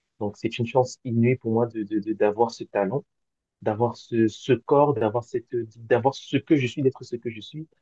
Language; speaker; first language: French; native; French